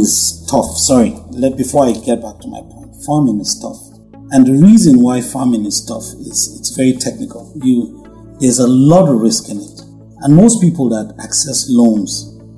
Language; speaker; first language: English; non-native, local second language; Hausa